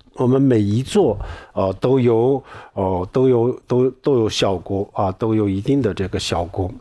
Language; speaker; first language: Chinese; non-native, local second language; Tibetan